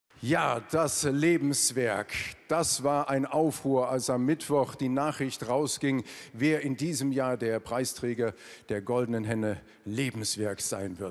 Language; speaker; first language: German; native; German